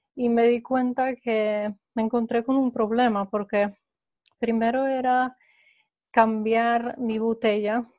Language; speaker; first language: Spanish; non-native, fluent; Polish